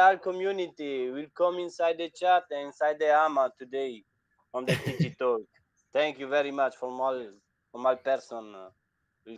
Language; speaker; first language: English; non-native, learner; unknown